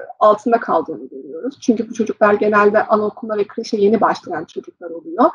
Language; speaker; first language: Turkish; early bilingual, heritage; Turkish